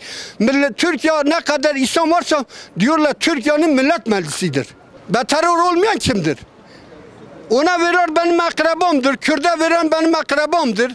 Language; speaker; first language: Turkish; non-native, local second language; Kurdish